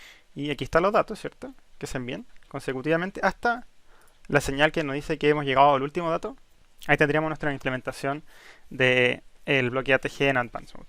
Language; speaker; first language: Spanish; native; Spanish